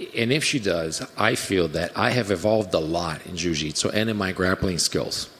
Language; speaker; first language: English; non-native, fluent; Portuguese